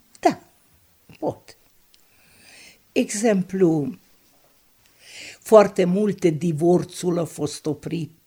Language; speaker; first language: Romanian; non-native, local second language; Hungarian